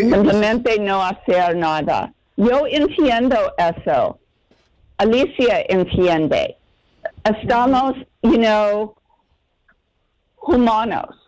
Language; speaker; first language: Spanish; non-native, learner; English